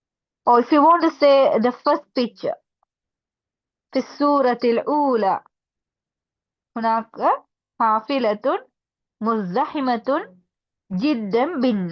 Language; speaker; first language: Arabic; non-native, fluent; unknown